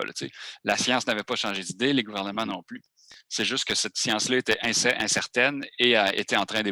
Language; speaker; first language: French; native; French